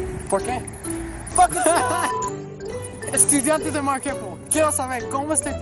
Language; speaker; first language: Spanish; non-native, learner; English